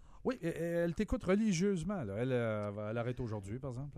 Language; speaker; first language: French; native; French